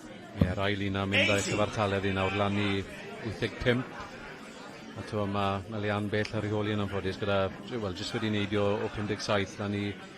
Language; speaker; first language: Welsh; native; Welsh